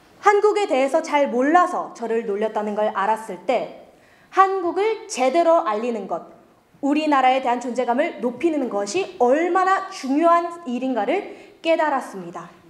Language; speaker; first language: Korean; early bilingual, other home language; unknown